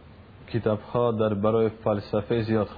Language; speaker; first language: Persian; non-native, learner; Russian